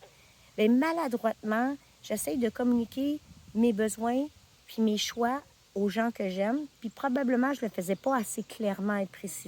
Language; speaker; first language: French; native; French